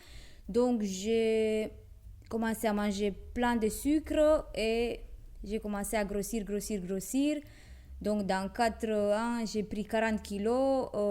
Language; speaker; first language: French; non-native, fluent; Romanian